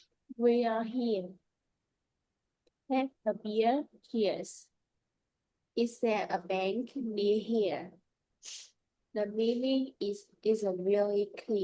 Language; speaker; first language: English; non-native, learner; Vietnamese